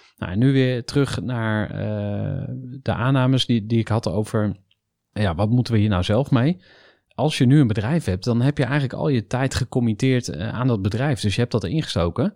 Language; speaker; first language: Dutch; native; Dutch